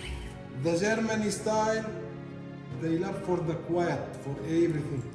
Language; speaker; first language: English; non-native, learner; Arabic